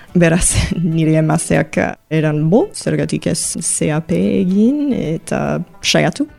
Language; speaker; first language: Basque; non-native, learner; English